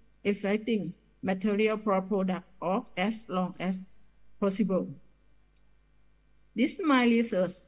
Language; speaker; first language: English; non-native, learner; Thai